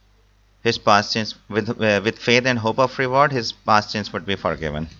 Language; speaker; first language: English; non-native, local second language; Urdu